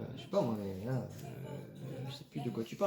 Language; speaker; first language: French; native; French